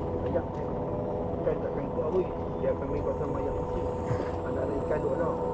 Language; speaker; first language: Malay; native; Malay